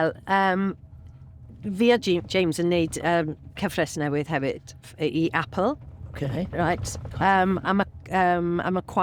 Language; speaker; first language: Welsh; non-native, local second language; English